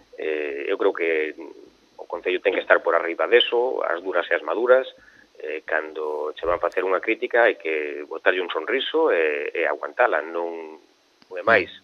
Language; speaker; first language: Galician; native; Galician